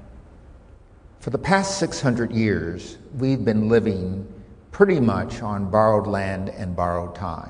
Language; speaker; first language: English; native; English